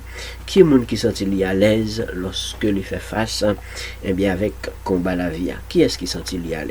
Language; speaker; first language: French; non-native, local second language; Haitian Creole